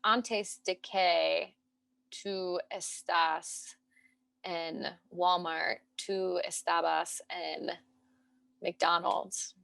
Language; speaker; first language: Spanish; non-native, learner; English